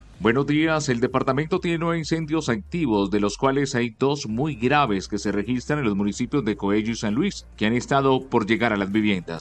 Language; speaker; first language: Spanish; native; Spanish